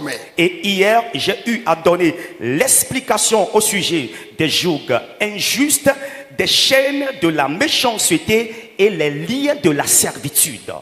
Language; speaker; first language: French; non-native, local second language; Ewe